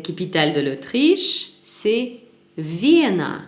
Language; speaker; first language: French; non-native, fluent; Russian